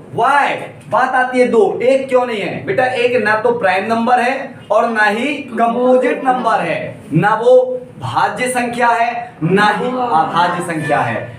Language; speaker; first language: Hindi; native; Hindi